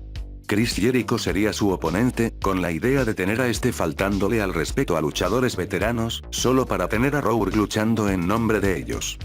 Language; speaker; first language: Spanish; native; Spanish